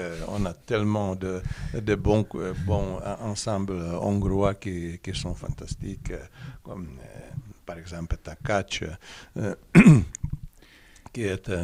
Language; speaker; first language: French; non-native, learner; Czech